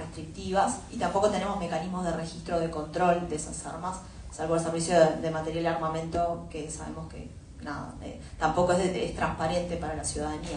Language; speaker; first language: Spanish; native; Spanish